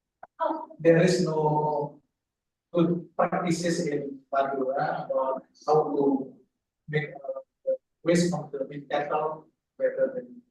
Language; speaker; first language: English; non-native, fluent; Indonesian